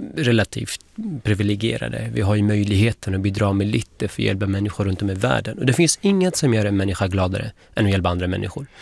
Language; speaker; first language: Swedish; non-native, fluent; Arabic